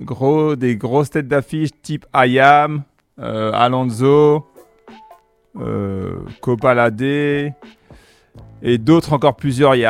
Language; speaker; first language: French; native; French